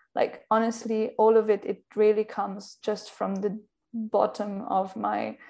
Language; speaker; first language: English; non-native, fluent; Italian